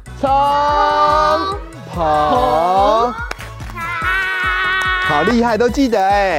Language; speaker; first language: Chinese; native; Chinese